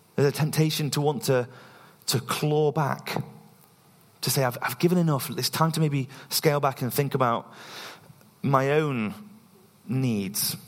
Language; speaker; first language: English; native; English